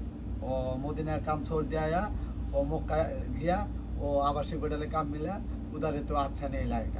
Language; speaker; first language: Hindi; non-native, learner; Bangla